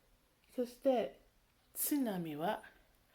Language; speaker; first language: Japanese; non-native, learner; English